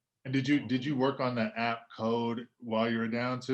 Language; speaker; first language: English; native; English